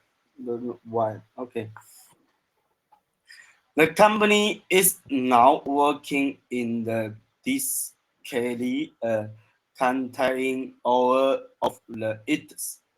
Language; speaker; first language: English; non-native, learner; Chinese